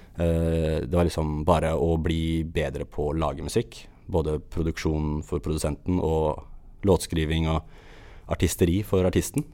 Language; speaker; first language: Norwegian; early bilingual, other home language; Arabic